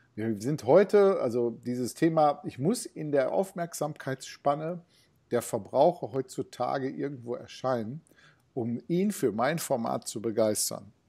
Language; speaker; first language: German; native; German